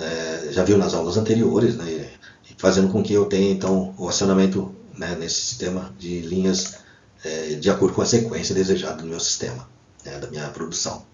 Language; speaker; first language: Portuguese; native; Portuguese